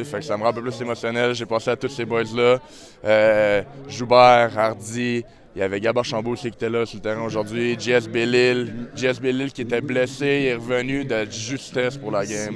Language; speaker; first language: French; native; French